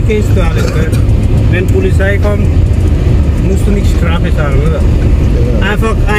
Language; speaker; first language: German; non-native, learner; Punjabi